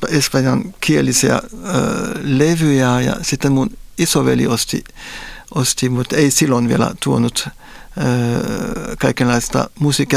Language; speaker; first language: Finnish; non-native, fluent; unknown